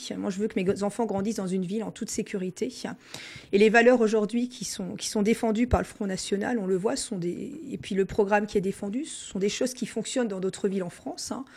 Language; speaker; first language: French; non-native, local second language; Swiss German